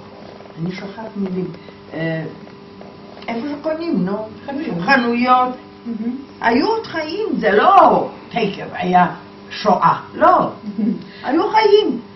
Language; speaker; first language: Hebrew; non-native, fluent; Polish